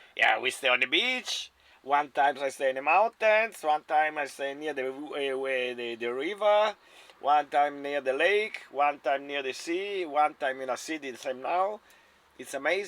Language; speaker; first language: English; non-native, learner; German